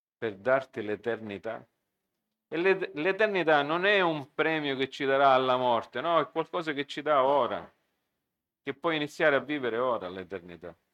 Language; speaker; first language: Italian; early bilingual, heritage; Italian